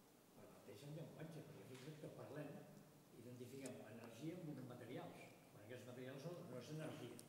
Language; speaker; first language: Catalan; native; Catalan